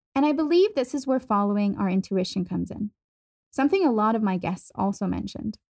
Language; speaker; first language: English; non-native, fluent; German